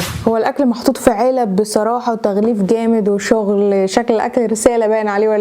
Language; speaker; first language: Arabic; native; Arabic